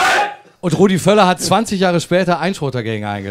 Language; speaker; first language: German; native; German